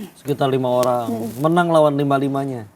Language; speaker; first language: Indonesian; native; Indonesian